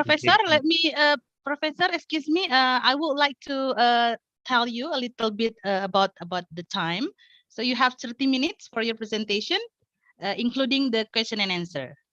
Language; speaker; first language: English; non-native, fluent; Indonesian